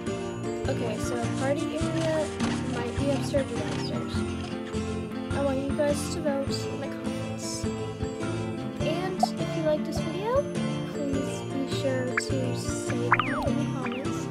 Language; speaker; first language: English; native; English